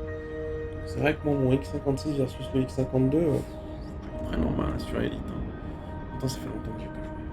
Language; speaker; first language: French; native; French